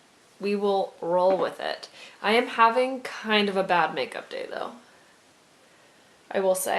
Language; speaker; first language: English; native; English